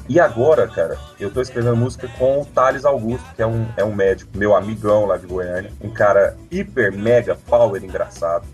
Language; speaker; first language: Portuguese; native; Portuguese